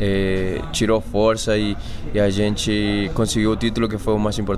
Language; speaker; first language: Portuguese; non-native, fluent; Spanish